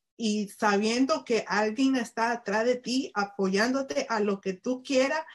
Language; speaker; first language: Spanish; early bilingual, heritage; Spanish